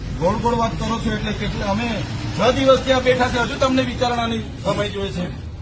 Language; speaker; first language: Gujarati; non-native, local second language; Vasavi